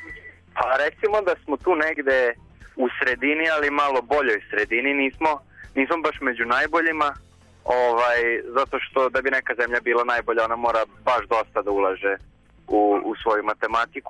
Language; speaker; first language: Serbian; native; Serbian